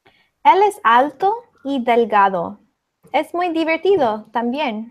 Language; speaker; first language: Spanish; non-native, fluent; English